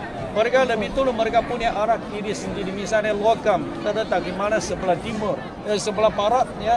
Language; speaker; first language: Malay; non-native, fluent; Chinese